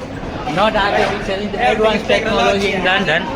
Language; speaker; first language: English; non-native, learner; Gujarati